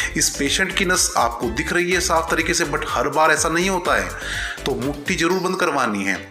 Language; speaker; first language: Hindi; native; Hindi